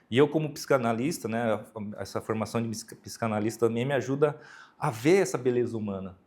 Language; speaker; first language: Portuguese; early bilingual, other home language; Japanese